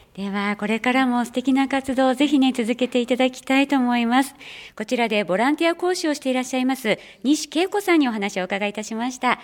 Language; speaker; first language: Japanese; native; Japanese